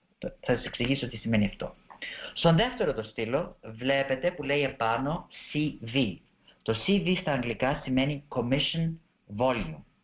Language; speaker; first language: Greek; early bilingual, heritage; Greek